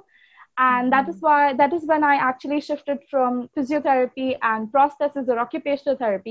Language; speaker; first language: English; non-native, local second language; Hindi